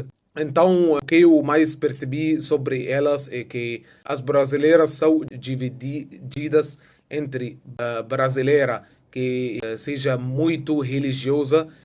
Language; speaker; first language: Portuguese; non-native, fluent; Arabic